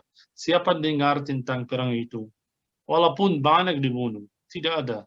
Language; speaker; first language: Indonesian; non-native, fluent; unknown